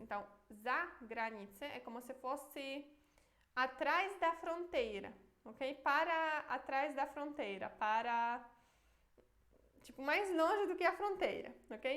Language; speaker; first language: Portuguese; non-native, fluent; Polish